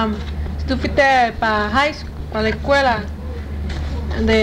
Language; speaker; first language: Spanish; early bilingual, heritage; Spanish